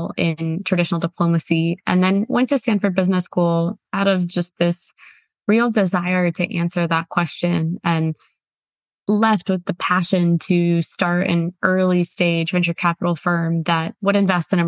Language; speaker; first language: English; native; English